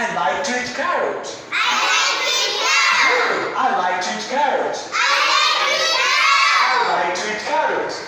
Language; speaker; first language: English; non-native, fluent; Bangla